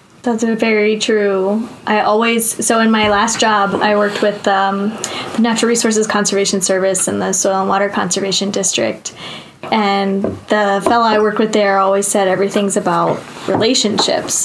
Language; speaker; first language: English; native; English